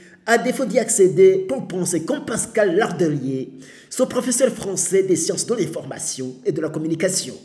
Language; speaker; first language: French; non-native, local second language; Rundi